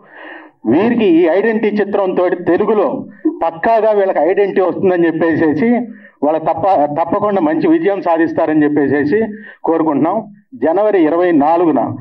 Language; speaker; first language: Telugu; native; Telugu